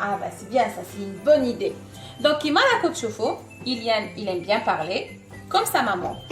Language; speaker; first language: French; non-native, local second language; Arabic